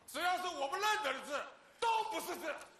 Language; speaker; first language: Chinese; native; Chinese